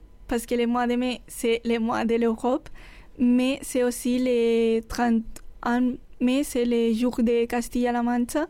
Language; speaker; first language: French; non-native, learner; Spanish